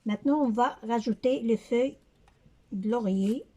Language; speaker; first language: French; non-native, local second language; Arabic